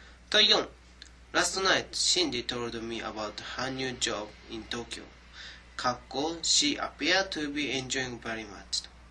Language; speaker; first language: English; non-native, fluent; Japanese